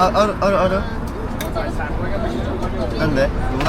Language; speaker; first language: Japanese; non-native, learner; Korean